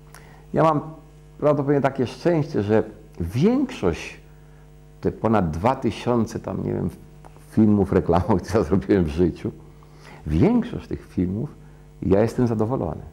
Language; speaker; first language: Polish; early bilingual, heritage; Polish